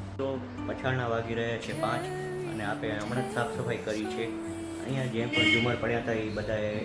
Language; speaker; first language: Gujarati; native; Gujarati